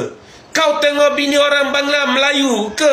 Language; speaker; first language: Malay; non-native, fluent; Bangla